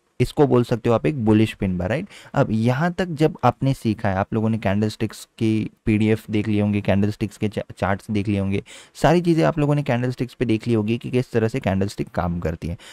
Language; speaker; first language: Hindi; native; Hindi